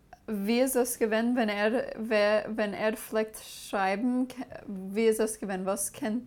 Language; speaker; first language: German; non-native, fluent; English